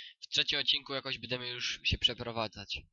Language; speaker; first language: Polish; native; Polish